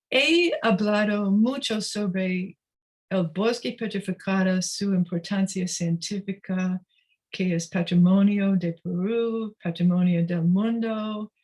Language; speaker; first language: Spanish; non-native, learner; English